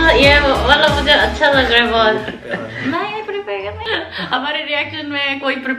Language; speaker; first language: Hindi; non-native, learner; Korean